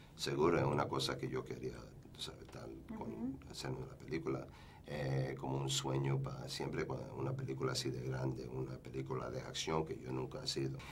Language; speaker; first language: Spanish; early bilingual, heritage; Spanish